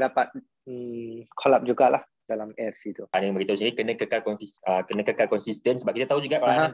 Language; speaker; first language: Malay; native; Malay